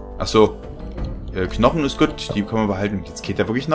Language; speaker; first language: German; native; German